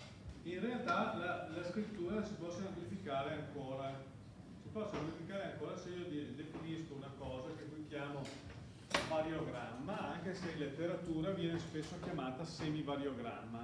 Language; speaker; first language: Italian; native; Italian